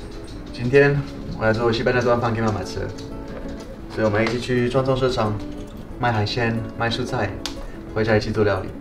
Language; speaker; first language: Chinese; non-native, fluent; French